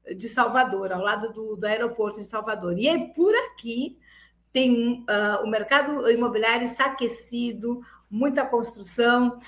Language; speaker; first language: Portuguese; native; Portuguese